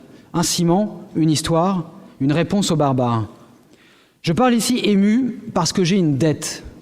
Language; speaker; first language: French; native; French